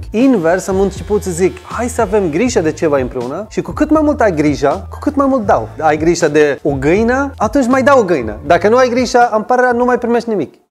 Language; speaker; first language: Romanian; non-native, fluent; Swedish